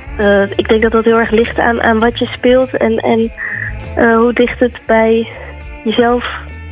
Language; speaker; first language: Dutch; native; Dutch